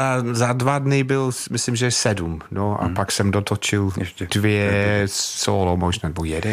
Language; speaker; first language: Czech; non-native, fluent; English